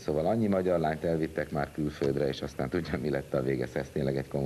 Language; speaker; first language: Hungarian; native; Hungarian